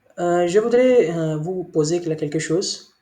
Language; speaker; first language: French; non-native, learner; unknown